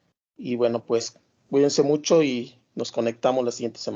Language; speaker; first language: Spanish; native; Spanish